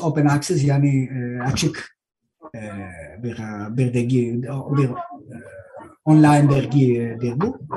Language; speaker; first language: Turkish; non-native, fluent; Greek